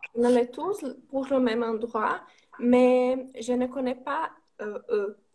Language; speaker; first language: French; non-native, learner; Portuguese